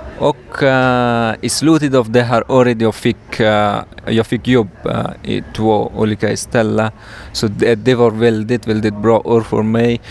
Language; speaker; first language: Swedish; non-native, learner; Persian